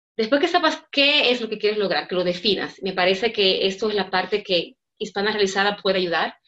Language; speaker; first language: Spanish; native; Spanish